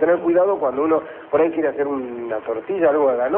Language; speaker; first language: Spanish; native; Spanish